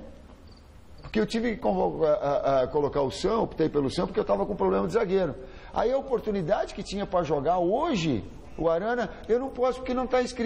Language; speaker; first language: Portuguese; native; Portuguese